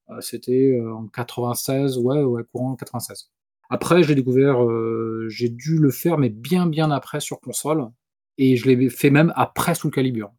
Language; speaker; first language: French; native; French